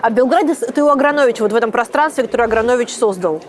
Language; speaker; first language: Russian; native; Russian